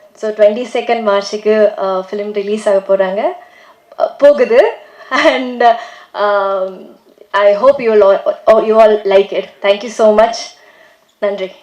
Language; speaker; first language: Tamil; non-native, learner; Malayalam